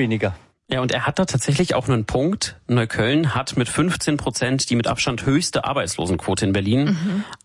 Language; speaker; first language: German; native; German